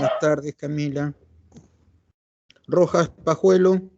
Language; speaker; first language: Spanish; native; Spanish